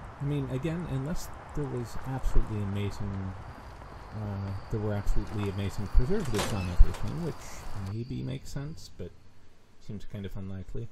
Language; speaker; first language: English; native; English